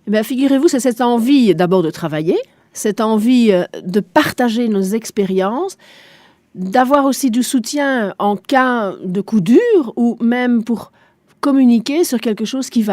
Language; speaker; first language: French; non-native, local second language; German